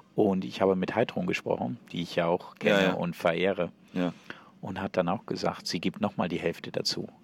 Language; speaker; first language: German; native; German